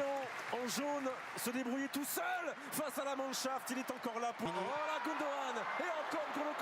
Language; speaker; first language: French; native; French